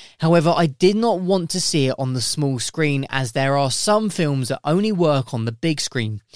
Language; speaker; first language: English; native; English